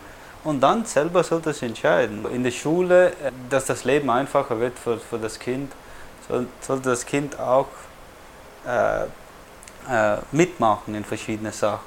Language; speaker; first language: German; non-native, fluent; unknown